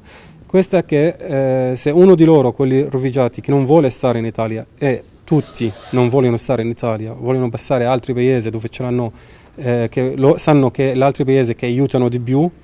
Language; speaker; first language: Italian; non-native, learner; Arabic